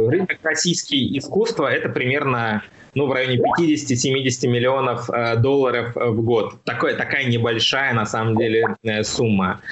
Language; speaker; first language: Russian; native; Russian